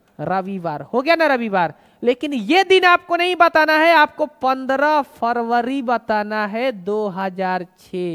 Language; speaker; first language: Hindi; native; Hindi